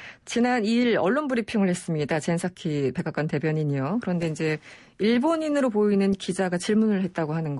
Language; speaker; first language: Korean; native; Korean